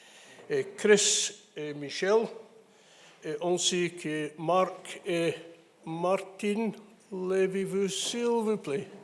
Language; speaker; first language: French; non-native, fluent; English